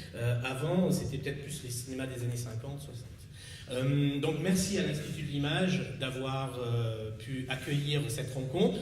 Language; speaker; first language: French; native; French